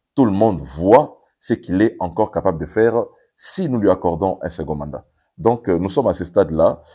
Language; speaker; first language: French; non-native, local second language; Lingala